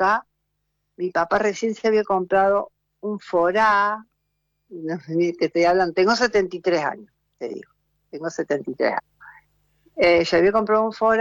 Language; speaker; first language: Spanish; native; Spanish